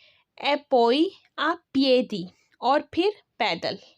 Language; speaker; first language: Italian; non-native, fluent; Urdu